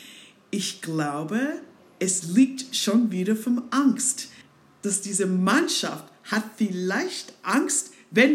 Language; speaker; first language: German; non-native, fluent; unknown